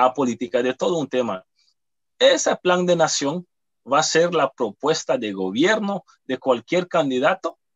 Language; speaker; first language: Spanish; native; Spanish